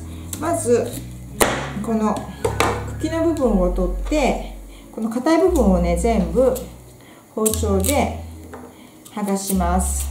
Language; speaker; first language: Japanese; native; Japanese